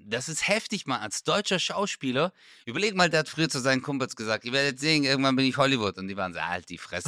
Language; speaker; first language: German; native; German